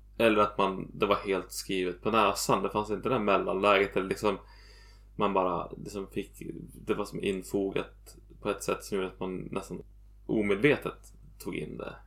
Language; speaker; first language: Swedish; native; Swedish